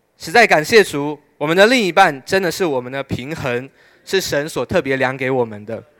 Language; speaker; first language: Chinese; native; Chinese